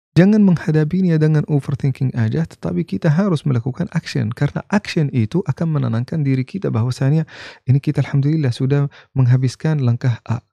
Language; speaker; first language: Indonesian; non-native, fluent; Arabic